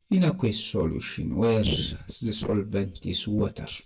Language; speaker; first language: English; non-native, local second language; Amharic